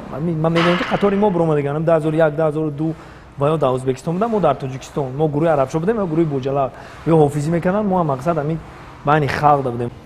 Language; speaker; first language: Tajik; native; Tajik